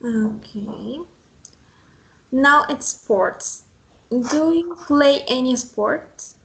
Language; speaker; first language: English; non-native, fluent; Spanish